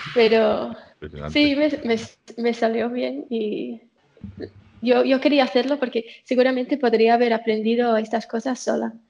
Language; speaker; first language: Spanish; non-native, fluent; English